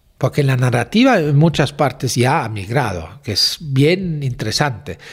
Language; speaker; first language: Spanish; non-native, fluent; German